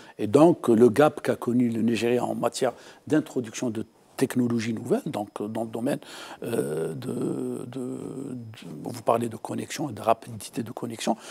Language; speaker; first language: French; non-native, local second language; Arabic